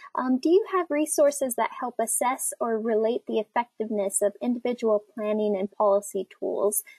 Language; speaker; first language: English; native; English